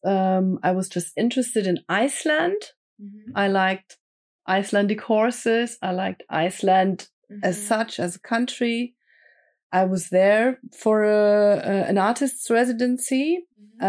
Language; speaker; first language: English; non-native, fluent; German